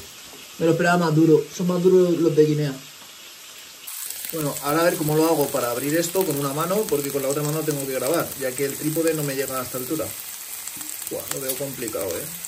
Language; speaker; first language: Spanish; native; Spanish